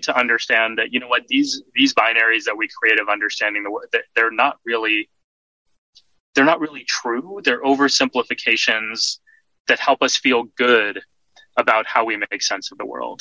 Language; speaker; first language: English; native; English